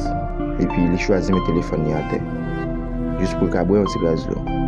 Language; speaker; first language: French; non-native, learner; Haitian Creole